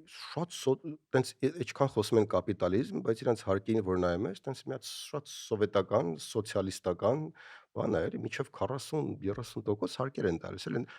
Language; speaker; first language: Armenian; early bilingual, other home language; Russian